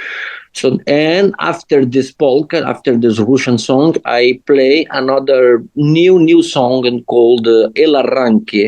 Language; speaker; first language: English; non-native, learner; Portuguese